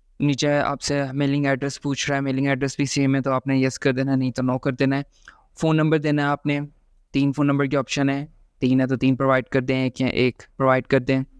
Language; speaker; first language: Urdu; native; Urdu